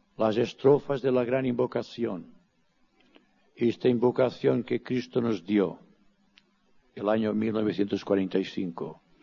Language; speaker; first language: Spanish; non-native, local second language; Catalan